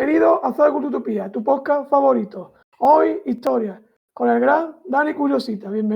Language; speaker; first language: Spanish; native; Spanish